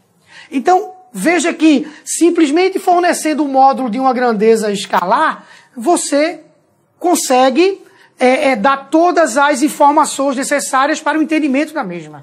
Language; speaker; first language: Portuguese; native; Portuguese